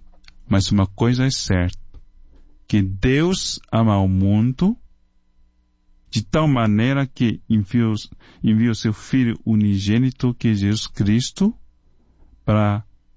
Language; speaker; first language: Portuguese; non-native, fluent; Chinese